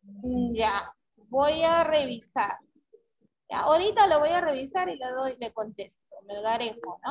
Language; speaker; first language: Spanish; native; Spanish